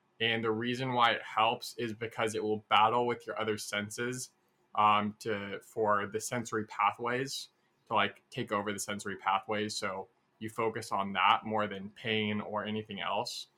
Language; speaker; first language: English; native; English